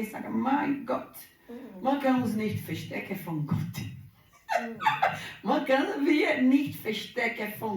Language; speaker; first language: German; non-native, learner; Portuguese